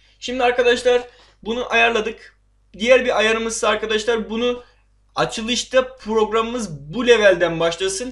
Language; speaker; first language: Turkish; native; Turkish